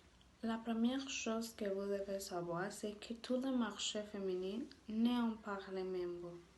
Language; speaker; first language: French; non-native, learner; Spanish